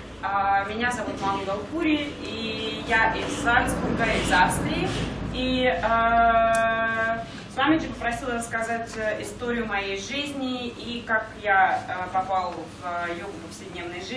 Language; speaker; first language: Russian; non-native, fluent; German